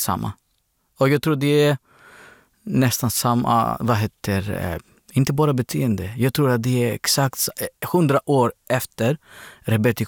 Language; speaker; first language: Swedish; non-native, learner; Greek